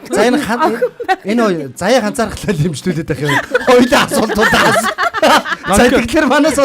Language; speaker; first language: Mongolian; native; Mongolian